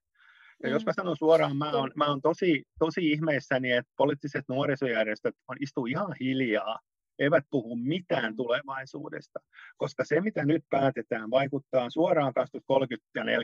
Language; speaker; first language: Finnish; non-native, local second language; Swedish